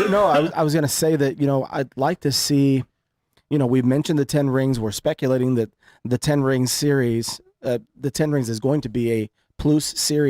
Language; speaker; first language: English; native; English